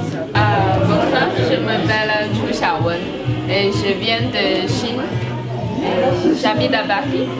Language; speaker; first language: French; non-native, learner; Chinese